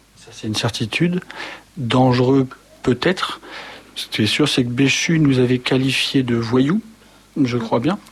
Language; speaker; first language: French; native; French